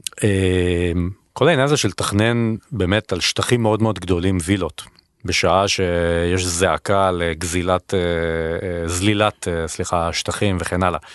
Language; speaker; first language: Hebrew; native; Hebrew